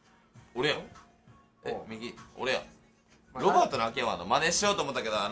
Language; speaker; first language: Japanese; native; Japanese